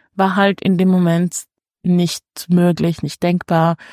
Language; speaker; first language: German; native; German